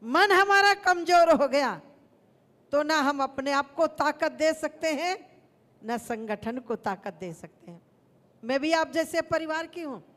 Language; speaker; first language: Hindi; native; Hindi